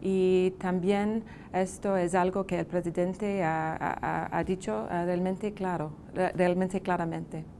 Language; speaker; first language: Spanish; non-native, fluent; English